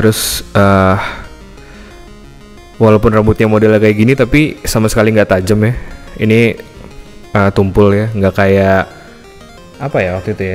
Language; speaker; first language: Indonesian; native; Indonesian